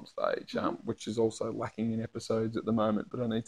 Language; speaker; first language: English; native; English